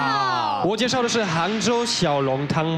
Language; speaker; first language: Chinese; non-native, fluent; German